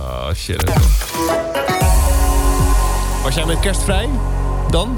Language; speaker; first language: Dutch; native; Dutch